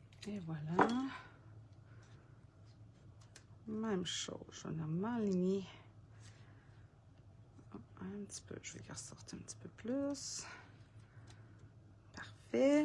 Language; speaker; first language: French; native; French